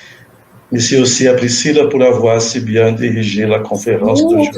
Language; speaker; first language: French; non-native, fluent; Portuguese